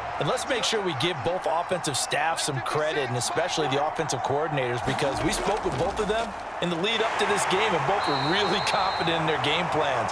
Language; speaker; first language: English; native; English